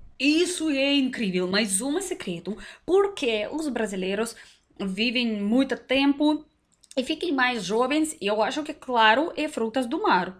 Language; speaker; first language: Portuguese; non-native, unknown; Russian